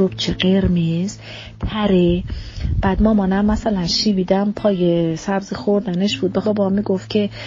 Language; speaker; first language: Persian; non-native, local second language; Arabic